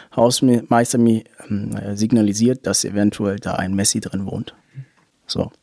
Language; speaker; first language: German; native; German